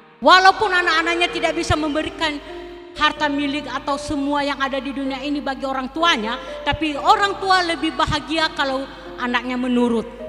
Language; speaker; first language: Indonesian; non-native, local second language; Nias